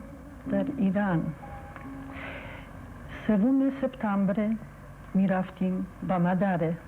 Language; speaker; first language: Persian; non-native, fluent; Polish